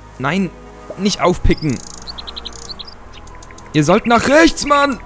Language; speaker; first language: German; native; German